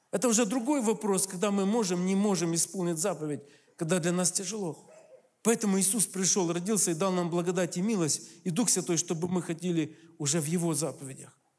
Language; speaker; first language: Russian; native; Russian